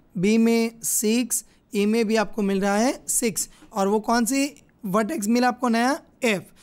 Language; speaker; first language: Hindi; non-native, local second language; Gujarati